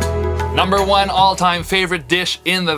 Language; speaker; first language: English; non-native, local second language; French